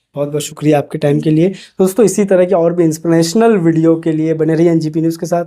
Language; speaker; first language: Hindi; native; Hindi